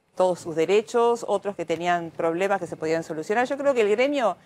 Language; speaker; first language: Spanish; early bilingual, heritage; Spanish